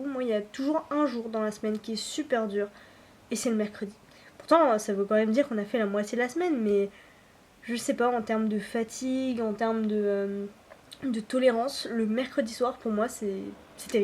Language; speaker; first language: French; native; French